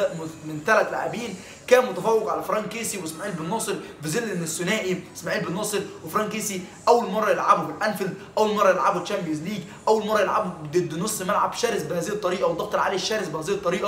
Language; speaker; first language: Arabic; native; Arabic